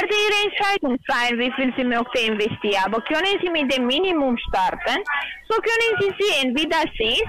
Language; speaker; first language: German; non-native, learner; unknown